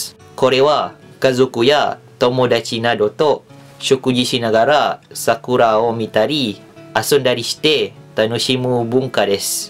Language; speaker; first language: Japanese; non-native, fluent; Malay